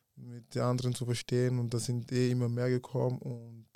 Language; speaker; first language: German; early bilingual, other home language; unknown